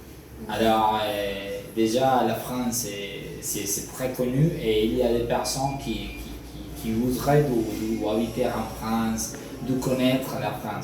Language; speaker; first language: French; non-native, learner; Spanish